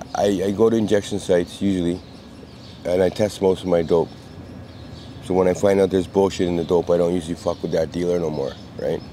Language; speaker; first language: English; native; English